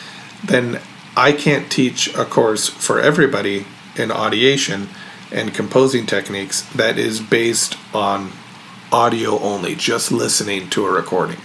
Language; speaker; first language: English; native; English